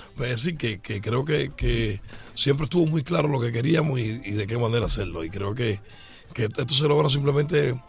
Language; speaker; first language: Spanish; native; Spanish